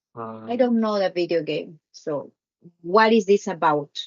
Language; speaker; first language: English; non-native, learner; Spanish